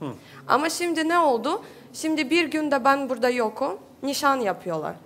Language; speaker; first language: Turkish; non-native, learner; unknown